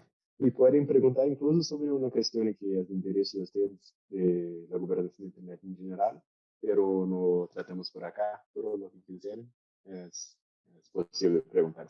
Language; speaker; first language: Spanish; non-native, learner; Portuguese